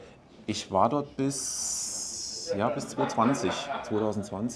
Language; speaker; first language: German; native; German